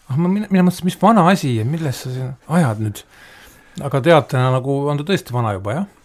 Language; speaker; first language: Estonian; native; Estonian